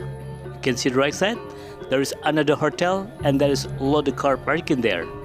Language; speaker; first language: English; non-native, local second language; Indonesian